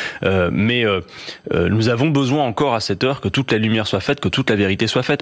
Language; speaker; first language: French; native; French